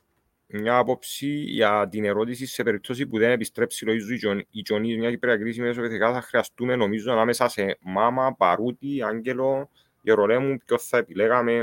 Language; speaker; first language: Greek; native; Greek